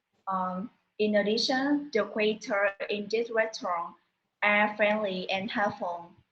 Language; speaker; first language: English; non-native, learner; Vietnamese